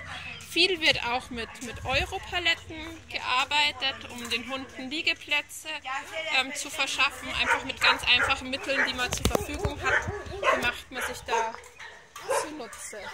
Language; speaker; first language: German; native; German